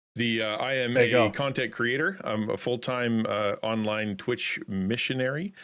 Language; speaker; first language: English; native; English